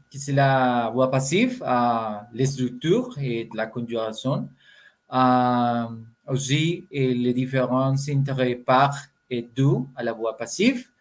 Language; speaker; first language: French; non-native, learner; Spanish